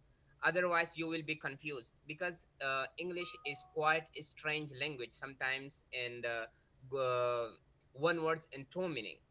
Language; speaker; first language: English; non-native, learner; Pashto